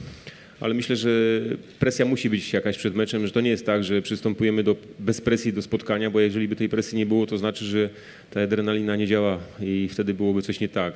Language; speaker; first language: Polish; native; Polish